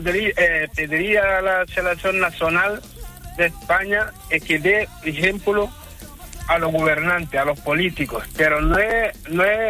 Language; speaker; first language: Spanish; non-native, fluent; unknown